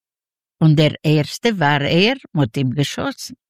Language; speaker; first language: German; early bilingual, other home language; Yiddish